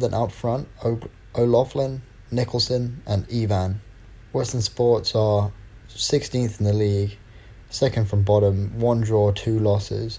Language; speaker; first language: English; native; English